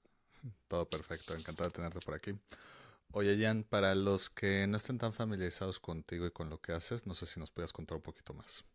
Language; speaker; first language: Spanish; native; Spanish